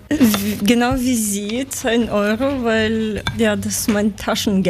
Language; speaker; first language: German; non-native, learner; Ukrainian